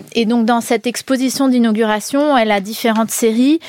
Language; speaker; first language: French; early bilingual, heritage; Spanish